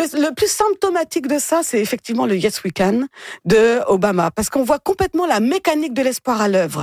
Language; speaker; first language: French; native; French